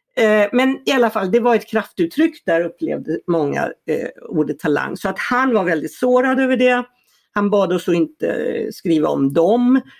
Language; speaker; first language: Swedish; native; Swedish